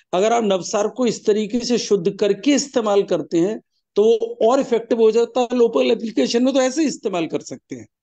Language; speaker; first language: Hindi; native; Hindi